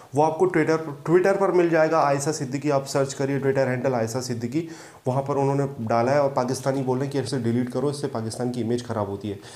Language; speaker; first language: Hindi; native; Hindi